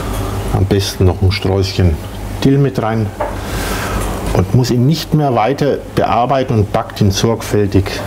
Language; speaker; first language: German; native; German